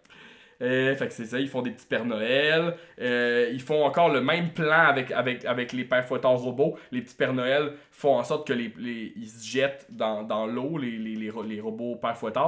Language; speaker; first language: French; native; French